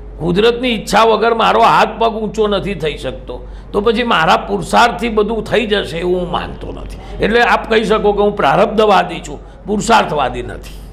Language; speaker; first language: Gujarati; native; Gujarati